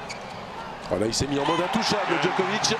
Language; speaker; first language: French; native; French